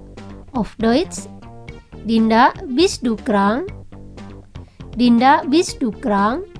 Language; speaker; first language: German; non-native, fluent; Indonesian